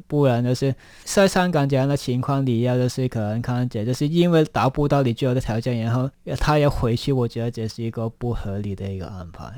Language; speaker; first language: Chinese; non-native, local second language; Cantonese